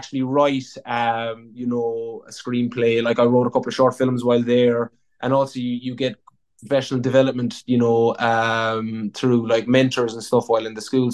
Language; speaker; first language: English; native; English